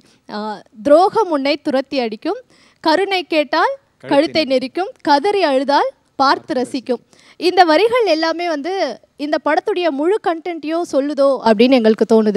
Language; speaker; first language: Tamil; native; Tamil